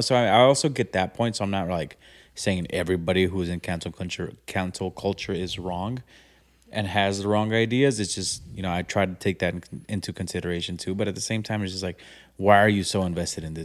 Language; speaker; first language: English; native; English